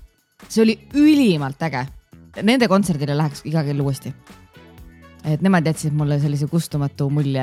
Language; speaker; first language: Estonian; native; Estonian